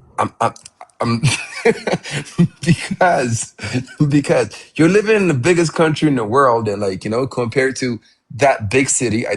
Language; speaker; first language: English; non-native, fluent; Amharic